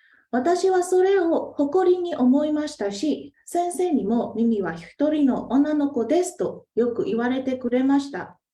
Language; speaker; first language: Japanese; non-native, fluent; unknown